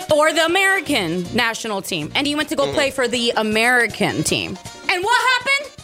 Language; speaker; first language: English; early bilingual, other home language; Spanish